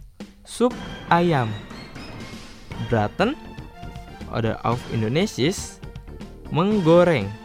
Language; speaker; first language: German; non-native, fluent; Indonesian